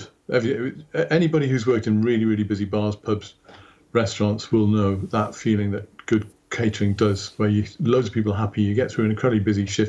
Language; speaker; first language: English; native; English